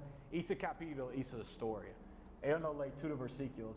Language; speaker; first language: Portuguese; non-native, learner; English